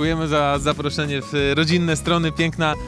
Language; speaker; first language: Polish; native; Polish